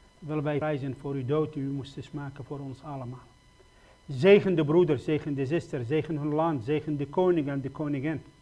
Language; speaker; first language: Dutch; non-native, fluent; Kurdish